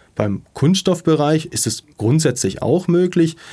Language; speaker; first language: German; native; German